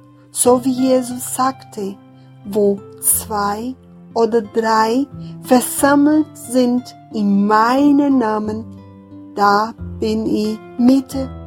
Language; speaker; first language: German; non-native, fluent; Portuguese